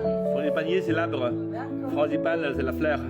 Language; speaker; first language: French; non-native, fluent; Vietnamese